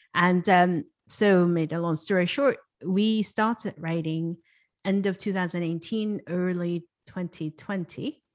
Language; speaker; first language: English; non-native, local second language; Cantonese